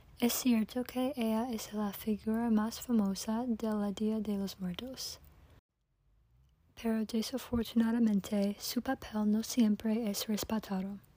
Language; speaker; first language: Spanish; non-native, learner; English